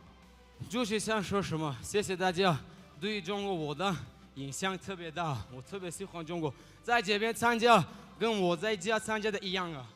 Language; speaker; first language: Chinese; non-native, fluent; Tajik